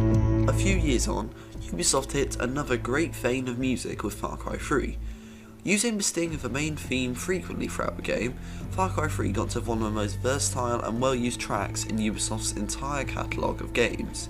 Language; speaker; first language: English; native; English